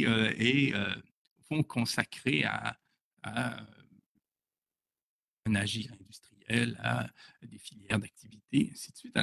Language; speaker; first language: French; native; French